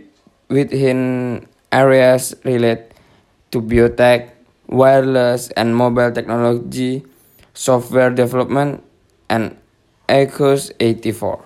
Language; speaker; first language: English; non-native, learner; Indonesian